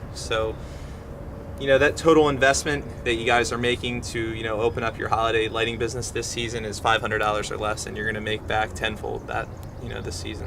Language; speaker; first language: English; native; English